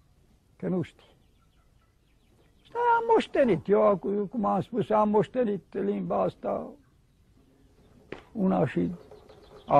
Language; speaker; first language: Romanian; non-native, local second language; Hungarian